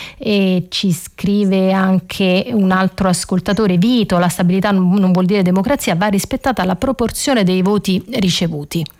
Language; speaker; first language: Italian; native; Italian